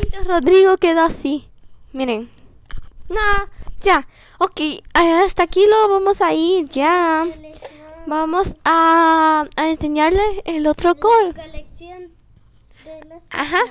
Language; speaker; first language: Spanish; native; Spanish